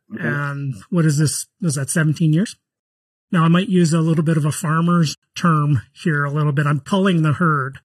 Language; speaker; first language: English; native; English